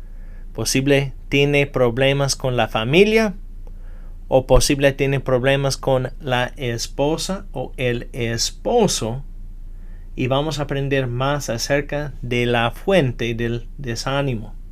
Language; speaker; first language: Spanish; non-native, fluent; English